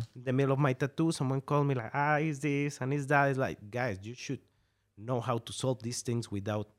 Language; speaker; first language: English; non-native, fluent; Spanish